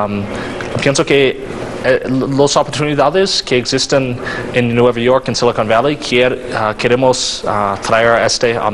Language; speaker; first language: Spanish; non-native, learner; English